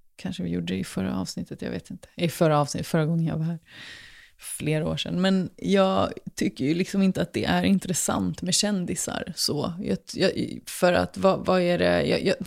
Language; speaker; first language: Swedish; early bilingual, other home language; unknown